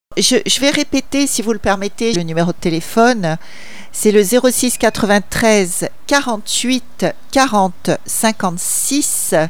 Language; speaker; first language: French; native; French